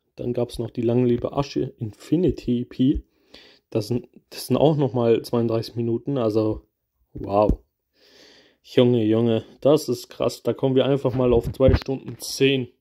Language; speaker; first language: German; early bilingual, other home language; Kurdish